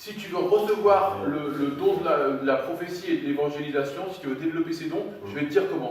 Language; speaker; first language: French; native; French